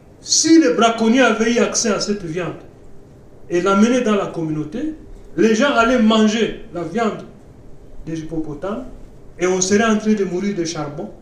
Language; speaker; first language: French; non-native, local second language; Swahili